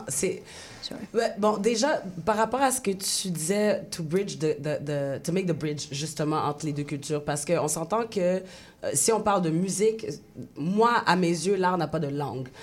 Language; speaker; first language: French; early bilingual, other home language; Haitian Creole